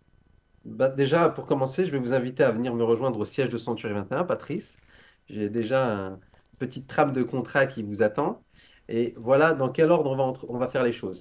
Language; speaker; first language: French; native; French